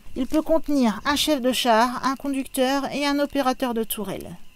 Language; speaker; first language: French; native; French